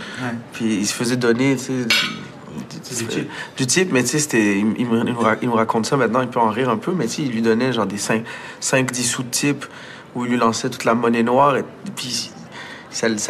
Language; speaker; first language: French; early bilingual, other home language; Arabic